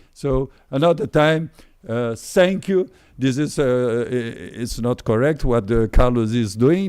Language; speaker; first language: English; non-native, fluent; Portuguese